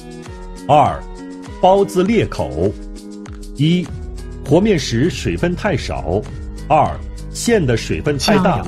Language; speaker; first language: Chinese; native; Chinese